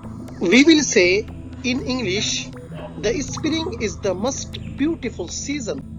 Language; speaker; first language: English; non-native, local second language; Urdu